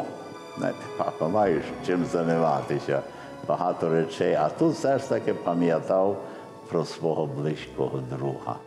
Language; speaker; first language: Ukrainian; early bilingual, heritage; Ukrainian